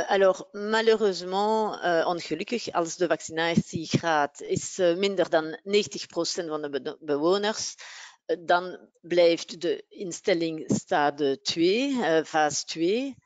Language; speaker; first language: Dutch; non-native, local second language; French